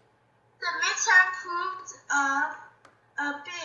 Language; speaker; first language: English; non-native, learner; Chinese